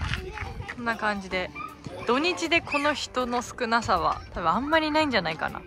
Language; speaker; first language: Japanese; native; Japanese